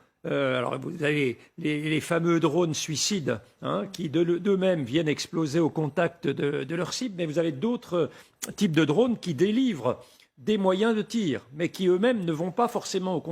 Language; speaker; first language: French; native; French